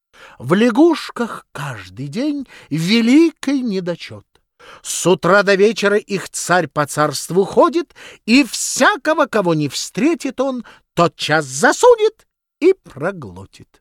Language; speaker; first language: Russian; native; Russian